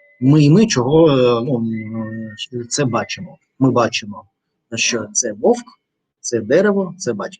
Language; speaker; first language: Ukrainian; non-native, learner; Russian